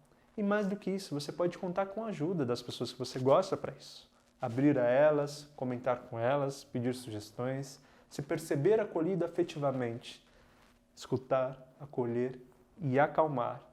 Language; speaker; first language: Portuguese; native; Portuguese